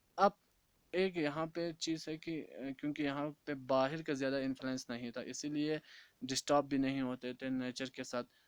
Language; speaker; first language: Urdu; non-native, local second language; Kashmiri